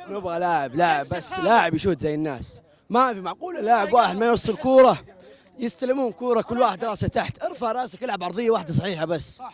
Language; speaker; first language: Arabic; native; Arabic